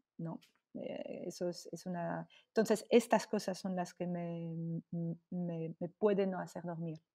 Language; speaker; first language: Spanish; non-native, fluent; French